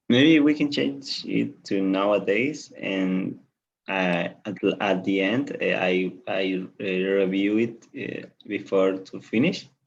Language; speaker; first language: English; non-native, learner; Spanish